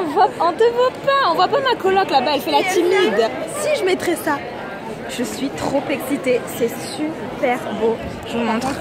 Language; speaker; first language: French; native; French